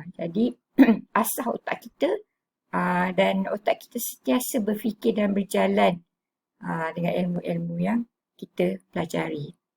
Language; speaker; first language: Malay; native; Malay